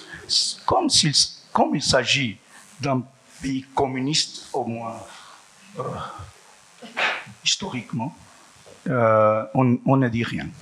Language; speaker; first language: French; non-native, fluent; Portuguese